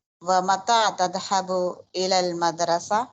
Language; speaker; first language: Arabic; non-native, learner; Tamil